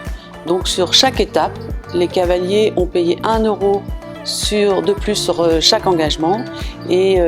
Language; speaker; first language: French; native; French